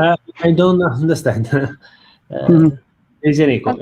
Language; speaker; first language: English; non-native, learner; Italian